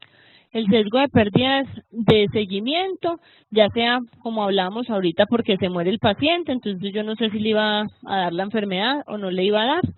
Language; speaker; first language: Spanish; native; Spanish